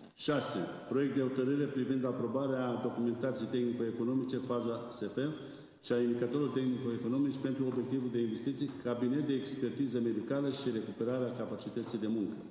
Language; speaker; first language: Romanian; native; Romanian